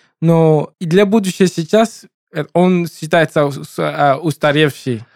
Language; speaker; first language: Russian; non-native, learner; English